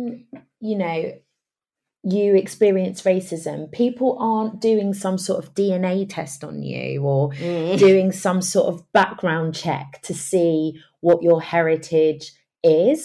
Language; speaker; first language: English; native; English